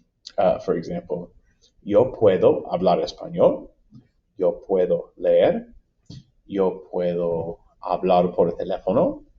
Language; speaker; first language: Spanish; non-native, fluent; English